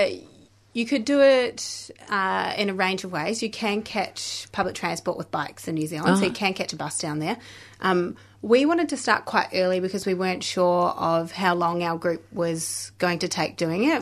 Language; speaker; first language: English; native; English